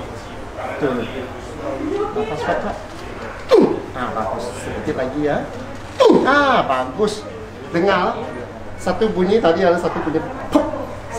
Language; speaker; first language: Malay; non-native, local second language; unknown